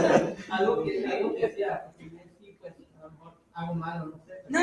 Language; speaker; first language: Spanish; native; Spanish